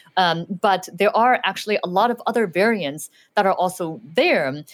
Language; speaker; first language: English; early bilingual, other home language; Chinese